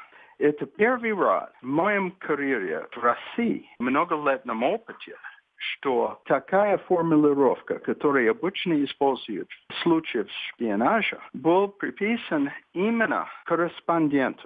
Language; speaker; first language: Russian; non-native, fluent; English